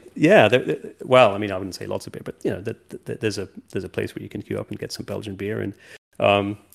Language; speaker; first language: English; native; English